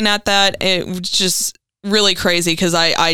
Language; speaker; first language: English; native; English